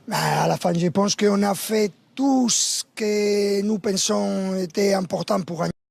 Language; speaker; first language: French; non-native, fluent; Spanish